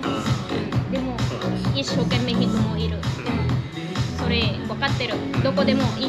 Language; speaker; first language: Japanese; non-native, learner; Vietnamese